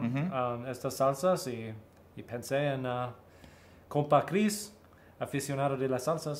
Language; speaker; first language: Spanish; early bilingual, heritage; Spanish